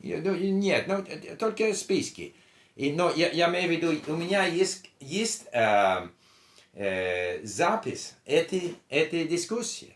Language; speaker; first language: Russian; non-native, learner; English